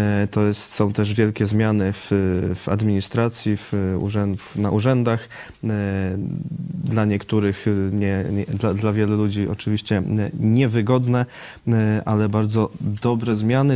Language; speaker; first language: Polish; native; Polish